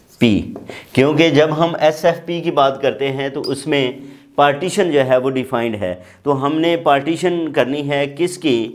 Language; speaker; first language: Urdu; non-native, local second language; Punjabi